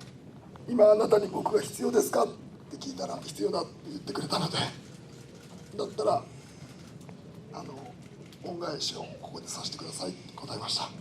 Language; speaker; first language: Japanese; native; Japanese